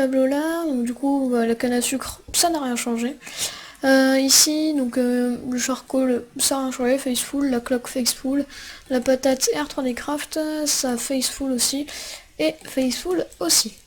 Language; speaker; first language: French; native; French